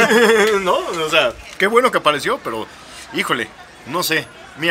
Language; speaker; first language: Spanish; native; Spanish